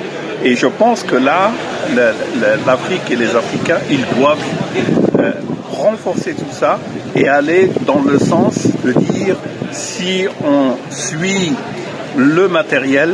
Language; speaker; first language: French; native; French